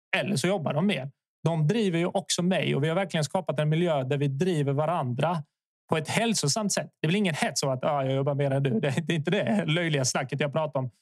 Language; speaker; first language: Swedish; early bilingual, other home language; Bosnian